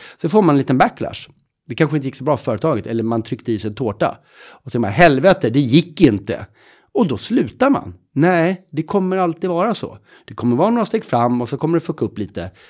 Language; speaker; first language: Swedish; native; Swedish